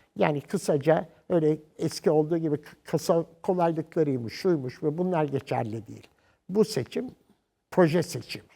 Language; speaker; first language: Turkish; native; Turkish